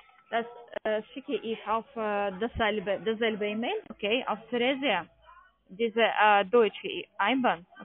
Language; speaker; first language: German; non-native, learner; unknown